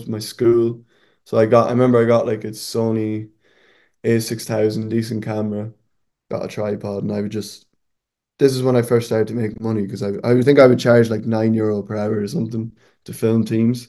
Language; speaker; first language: English; native; English